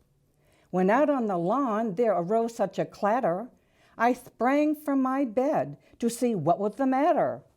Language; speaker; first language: English; native; English